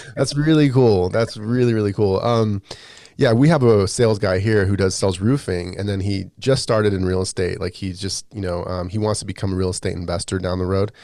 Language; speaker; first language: English; native; English